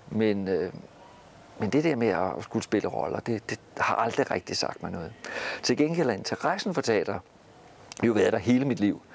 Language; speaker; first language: Danish; native; Danish